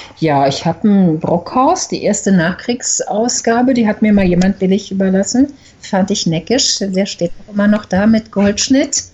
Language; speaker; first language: German; native; German